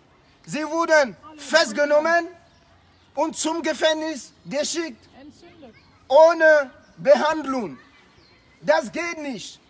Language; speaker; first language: German; non-native, fluent; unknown